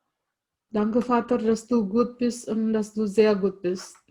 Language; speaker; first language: German; non-native, fluent; Indonesian